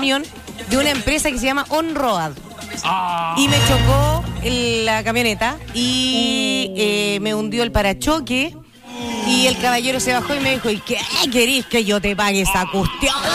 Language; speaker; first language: Spanish; native; Spanish